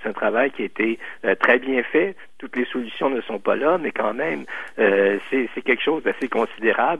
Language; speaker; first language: French; native; French